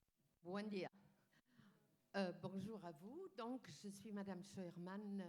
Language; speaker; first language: French; non-native, fluent; German